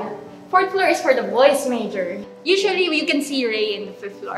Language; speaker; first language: English; non-native, fluent; Japanese